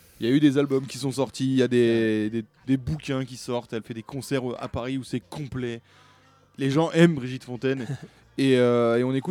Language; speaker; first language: French; native; French